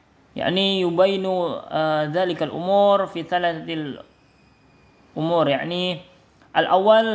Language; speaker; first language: Arabic; non-native, learner; Indonesian